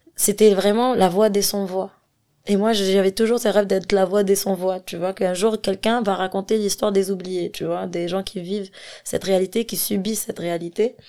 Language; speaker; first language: French; non-native, local second language; Arabic